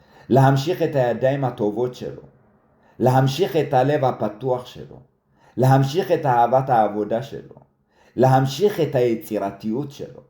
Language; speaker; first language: Hebrew; early bilingual, other home language; Amharic